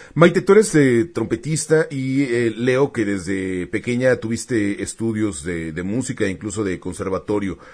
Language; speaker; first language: Spanish; native; Spanish